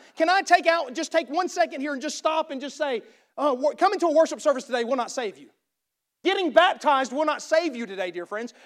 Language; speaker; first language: English; native; English